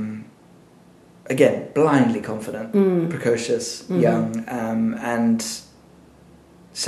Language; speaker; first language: English; native; English